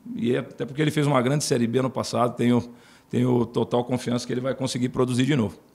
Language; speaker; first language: Portuguese; native; Portuguese